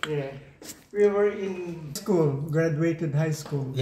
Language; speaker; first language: English; non-native, local second language; Filipino